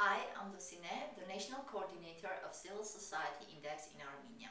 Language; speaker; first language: English; non-native, fluent; Armenian